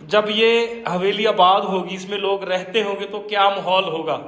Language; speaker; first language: Hindi; non-native, local second language; Punjabi